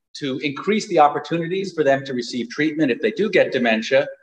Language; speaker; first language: English; native; English